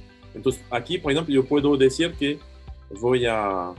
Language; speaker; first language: Spanish; non-native, fluent; French